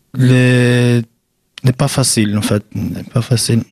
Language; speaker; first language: French; non-native, learner; Albanian